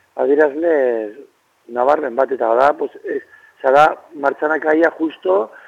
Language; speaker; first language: Basque; non-native, local second language; Spanish